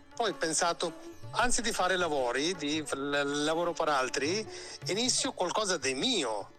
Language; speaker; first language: Italian; non-native, learner; Hindi